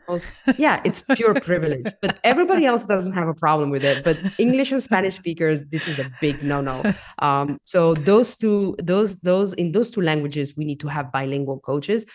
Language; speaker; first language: English; non-native, fluent; Italian